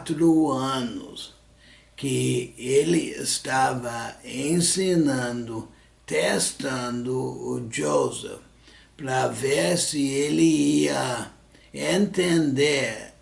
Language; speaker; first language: Portuguese; non-native, fluent; English